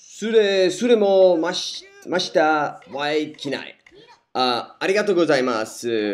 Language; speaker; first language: Japanese; non-native, learner; English